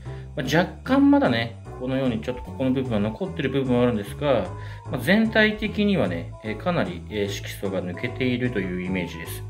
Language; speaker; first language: Japanese; native; Japanese